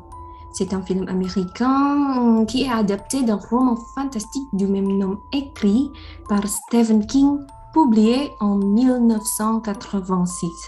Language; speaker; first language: French; non-native, learner; Indonesian